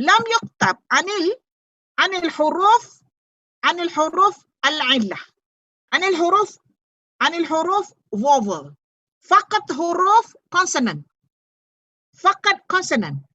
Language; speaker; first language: Arabic; non-native, fluent; Malay